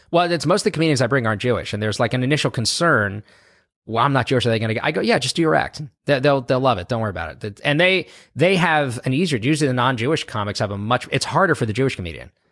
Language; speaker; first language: English; native; English